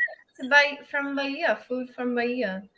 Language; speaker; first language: English; non-native, learner; Portuguese